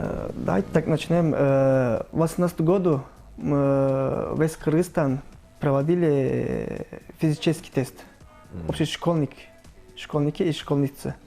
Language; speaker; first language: Russian; non-native, learner; Turkish